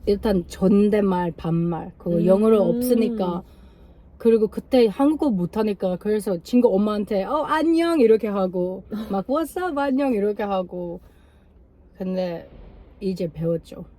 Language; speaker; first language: Korean; non-native, learner; English